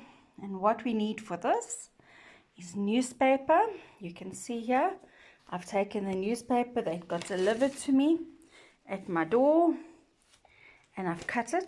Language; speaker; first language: English; native; English